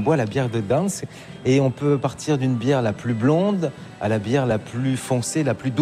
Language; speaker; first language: French; native; French